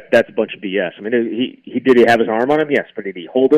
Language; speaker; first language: English; native; English